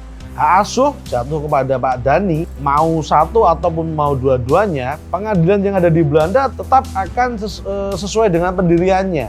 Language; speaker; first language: Indonesian; native; Indonesian